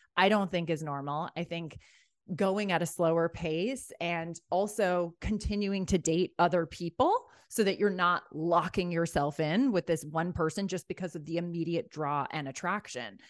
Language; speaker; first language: English; native; English